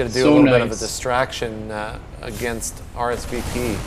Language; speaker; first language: English; native; English